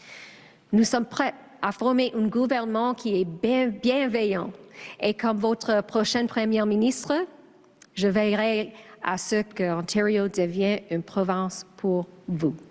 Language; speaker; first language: French; non-native, learner; English